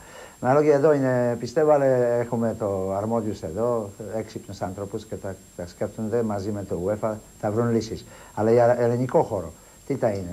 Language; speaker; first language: Greek; non-native, fluent; Polish